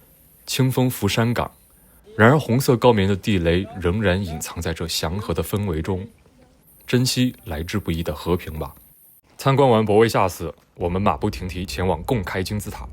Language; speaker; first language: Chinese; native; Chinese